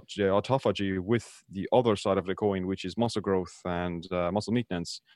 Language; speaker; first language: English; non-native, fluent; Estonian